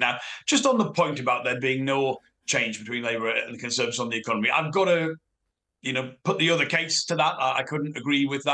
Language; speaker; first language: English; native; English